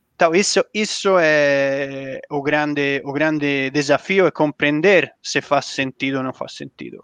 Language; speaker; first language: Portuguese; non-native, learner; Italian